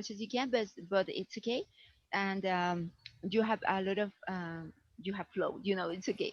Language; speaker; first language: English; non-native, fluent; Spanish